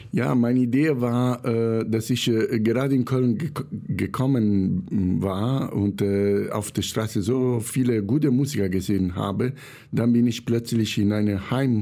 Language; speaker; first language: German; non-native, fluent; Italian